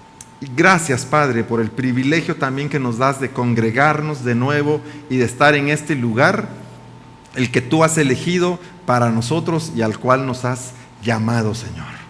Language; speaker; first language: Spanish; native; Spanish